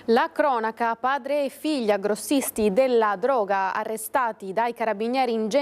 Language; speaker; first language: Italian; native; Italian